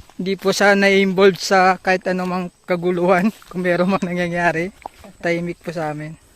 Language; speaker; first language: Filipino; non-native, local second language; Hiligaynon